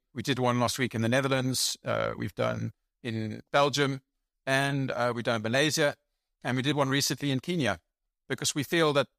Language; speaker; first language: English; native; English